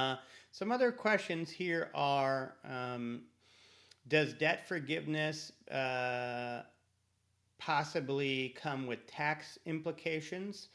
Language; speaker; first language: English; native; English